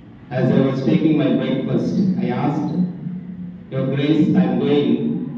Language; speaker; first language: English; non-native, local second language; Telugu